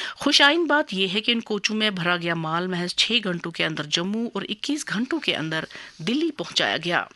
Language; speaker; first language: Urdu; non-native, local second language; Kashmiri